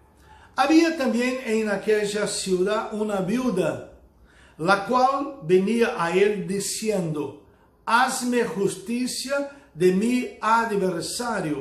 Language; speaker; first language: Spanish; non-native, fluent; Portuguese